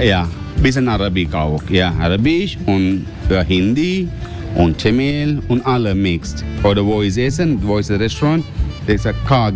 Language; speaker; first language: German; non-native, learner; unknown